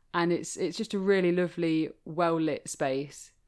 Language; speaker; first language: English; native; English